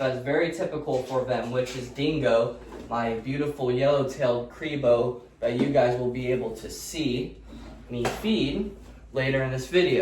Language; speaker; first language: English; native; English